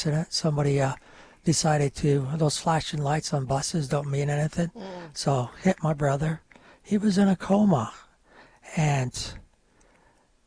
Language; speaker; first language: English; non-native, local second language; French